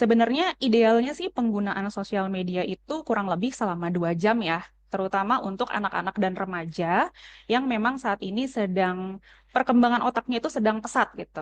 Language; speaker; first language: Indonesian; native; Indonesian